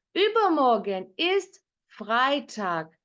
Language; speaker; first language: German; non-native, fluent; Turkish